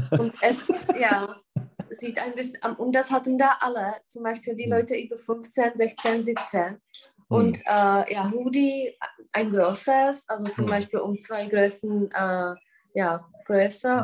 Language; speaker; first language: German; non-native, fluent; Czech